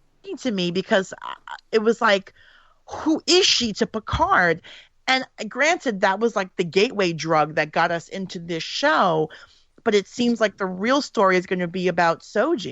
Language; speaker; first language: English; native; English